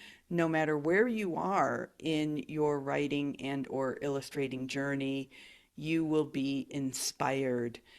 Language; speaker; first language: English; native; English